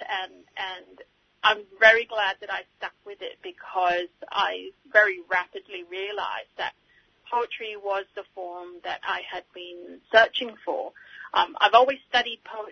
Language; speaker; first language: English; native; English